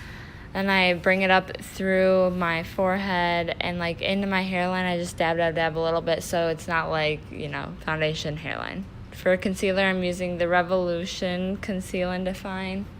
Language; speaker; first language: English; native; English